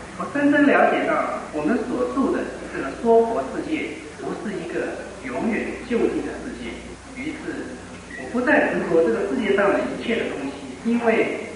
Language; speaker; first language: Chinese; native; Chinese